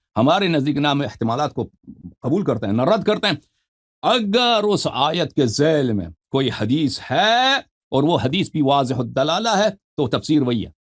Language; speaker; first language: Urdu; non-native, fluent; Persian